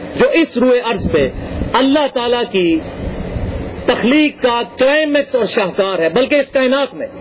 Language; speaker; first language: Urdu; non-native, local second language; Punjabi